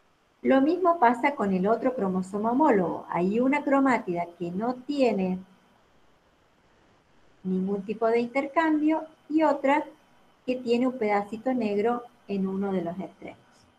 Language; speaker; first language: Spanish; native; Spanish